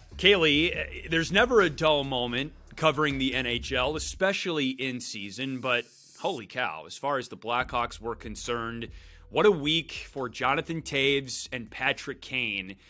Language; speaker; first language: English; native; English